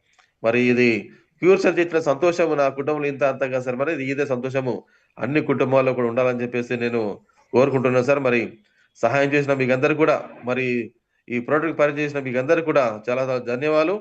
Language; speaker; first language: Telugu; native; Telugu